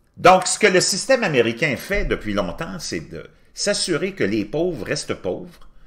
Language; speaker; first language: French; native; French